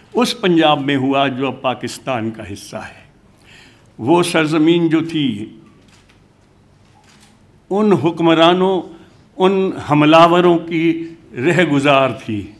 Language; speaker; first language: Urdu; non-native, local second language; Hindi